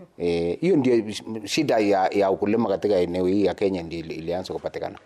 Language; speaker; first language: Swahili; non-native, local second language; Kikuyu